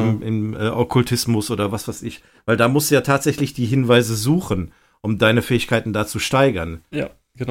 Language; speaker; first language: German; native; German